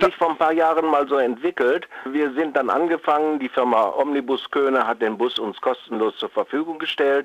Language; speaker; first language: German; native; German